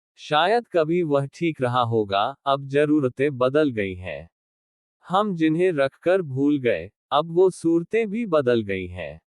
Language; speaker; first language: Hindi; non-native, local second language; Marathi